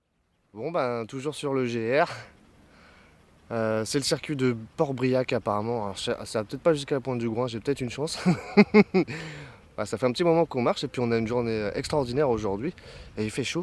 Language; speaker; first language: French; native; French